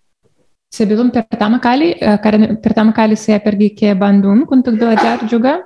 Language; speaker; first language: Indonesian; non-native, learner; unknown